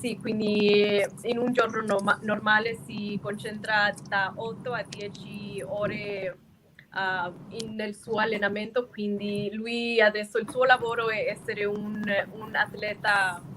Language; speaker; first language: Italian; non-native, fluent; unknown